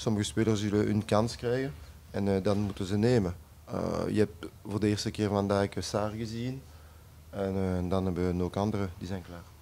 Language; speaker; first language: Dutch; non-native, local second language; French